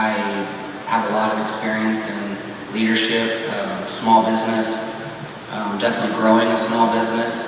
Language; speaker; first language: English; native; English